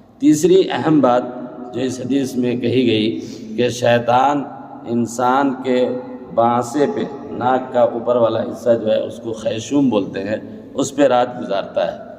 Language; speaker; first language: Urdu; native; Urdu